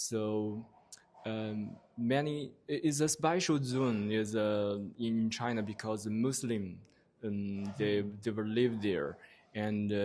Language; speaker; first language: English; non-native, learner; Chinese